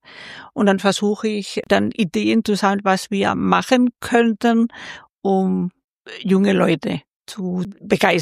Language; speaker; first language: German; non-native, fluent; Spanish